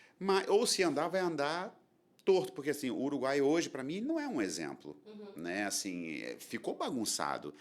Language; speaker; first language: Portuguese; native; Portuguese